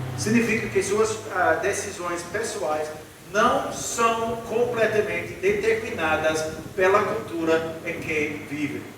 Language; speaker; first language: Portuguese; non-native, fluent; English